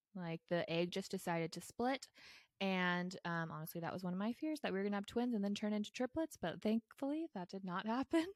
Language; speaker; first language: English; native; English